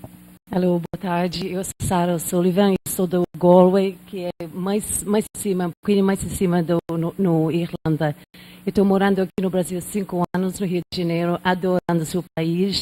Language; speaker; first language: Portuguese; non-native, fluent; English